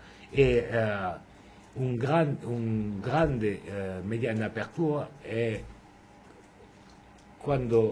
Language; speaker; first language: Italian; non-native, fluent; French